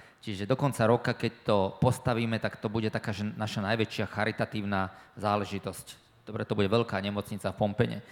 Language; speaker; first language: Slovak; native; Slovak